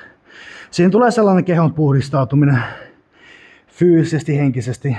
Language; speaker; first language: Finnish; native; Finnish